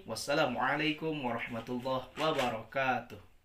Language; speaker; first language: English; non-native, learner; Indonesian